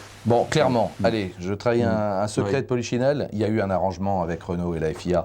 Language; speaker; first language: French; native; French